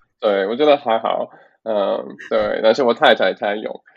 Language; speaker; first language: Chinese; non-native, learner; English